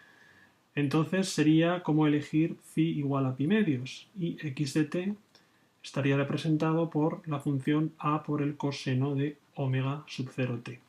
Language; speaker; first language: Spanish; native; Spanish